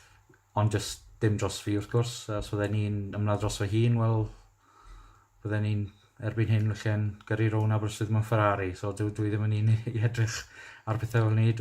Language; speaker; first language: Welsh; native; Welsh